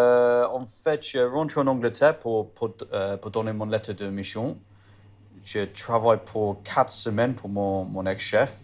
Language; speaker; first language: French; non-native, learner; English